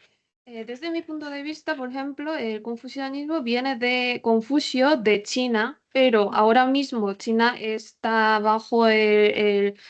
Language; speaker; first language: Spanish; non-native, learner; Korean